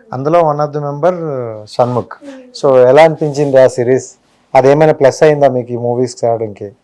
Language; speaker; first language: Telugu; native; Telugu